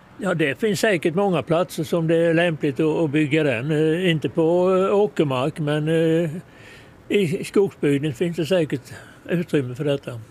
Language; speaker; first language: Swedish; native; Swedish